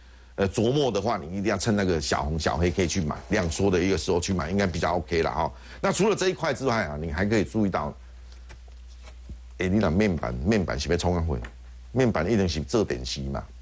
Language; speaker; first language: Chinese; native; Chinese